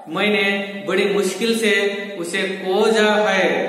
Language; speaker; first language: Hindi; non-native, local second language; Kannada